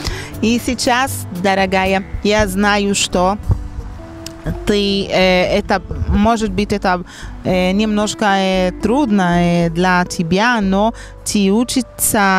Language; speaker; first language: Russian; non-native, learner; Portuguese